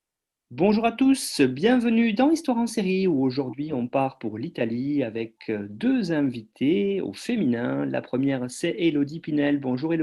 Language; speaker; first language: French; native; French